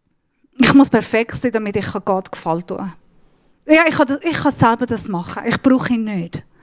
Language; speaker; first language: German; non-native, fluent; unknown